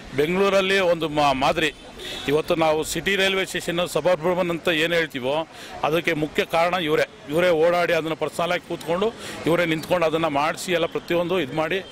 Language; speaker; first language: Kannada; native; Kannada